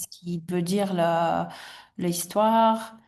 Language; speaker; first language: French; non-native, fluent; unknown